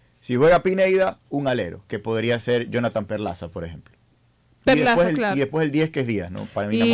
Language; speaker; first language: Spanish; native; Spanish